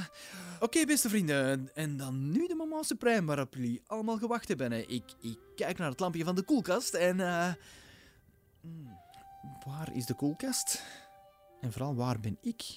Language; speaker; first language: Dutch; native; Dutch